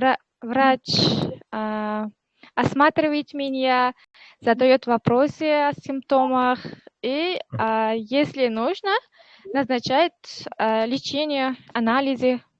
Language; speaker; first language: Russian; non-native, learner; Uzbek